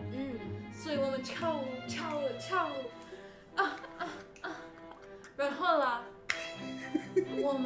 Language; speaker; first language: Chinese; non-native, learner; English